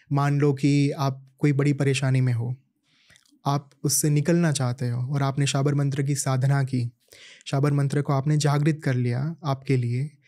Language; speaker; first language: Hindi; native; Hindi